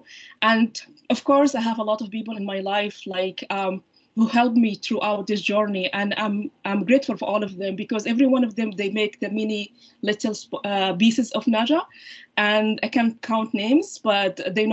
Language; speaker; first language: English; non-native, fluent; Arabic